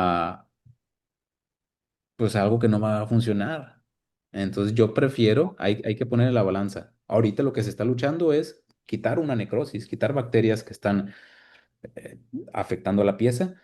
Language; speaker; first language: Spanish; native; Spanish